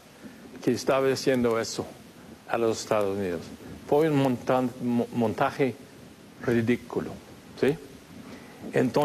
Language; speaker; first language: Spanish; non-native, fluent; English